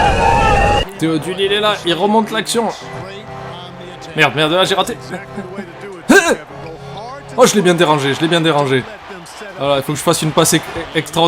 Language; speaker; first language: French; native; French